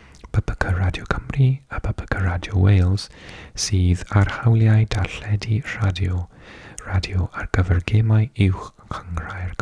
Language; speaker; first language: Welsh; non-native, fluent; English